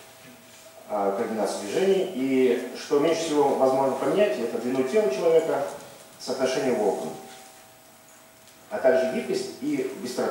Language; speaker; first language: Russian; native; Russian